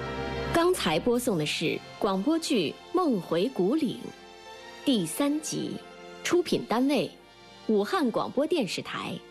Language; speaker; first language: Chinese; native; Chinese